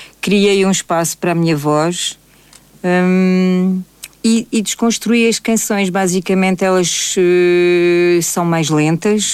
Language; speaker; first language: Portuguese; early bilingual, heritage; Portuguese